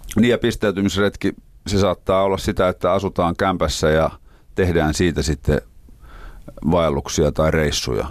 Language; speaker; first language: Finnish; native; Finnish